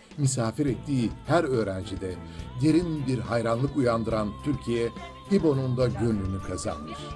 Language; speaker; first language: Turkish; native; Turkish